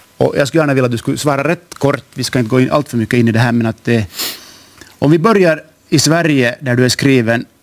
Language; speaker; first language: Swedish; native; Swedish